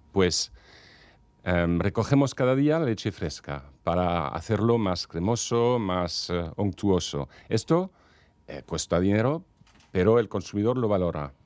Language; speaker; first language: Spanish; non-native, fluent; French